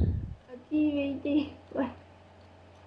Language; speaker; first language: English; non-native, learner; French